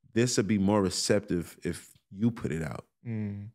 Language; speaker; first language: English; native; English